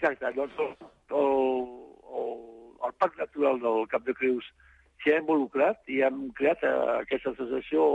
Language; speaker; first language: Catalan; non-native, fluent; French